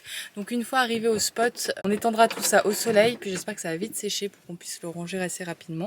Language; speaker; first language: French; native; French